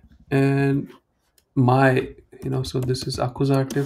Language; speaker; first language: English; non-native, local second language; Hindi